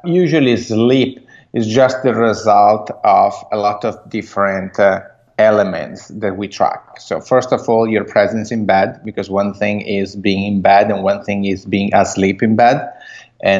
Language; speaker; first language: English; non-native, fluent; Italian